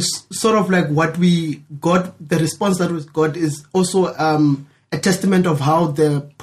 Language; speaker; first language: English; non-native, local second language; Northern Sotho